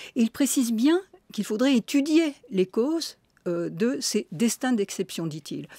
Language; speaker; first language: French; native; French